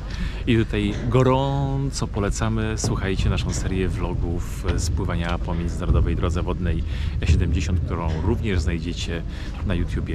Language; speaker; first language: Polish; native; Polish